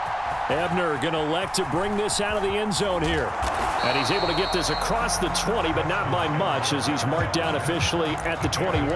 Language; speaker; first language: English; native; English